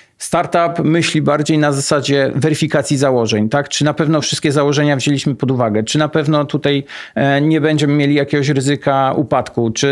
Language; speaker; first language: Polish; native; Polish